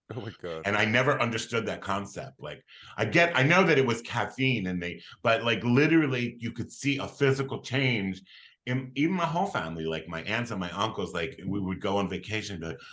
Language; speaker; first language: English; native; English